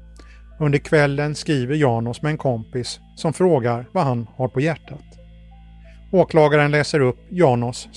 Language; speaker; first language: Swedish; native; Swedish